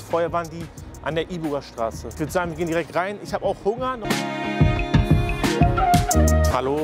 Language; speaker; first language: German; native; German